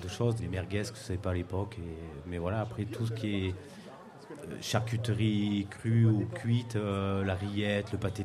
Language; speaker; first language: French; native; French